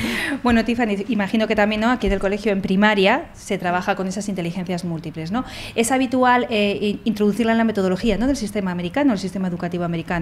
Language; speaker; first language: Spanish; native; Spanish